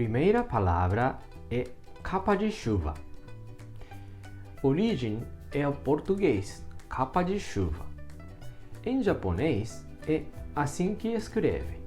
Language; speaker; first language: Portuguese; non-native, fluent; Japanese